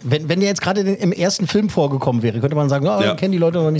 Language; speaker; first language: German; native; German